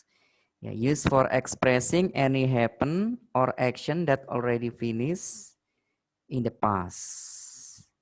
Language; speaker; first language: English; non-native, fluent; Indonesian